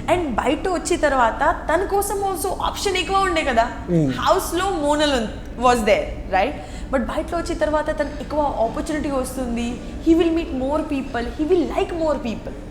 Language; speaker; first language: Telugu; non-native, learner; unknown